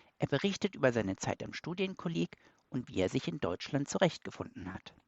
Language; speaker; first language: German; native; German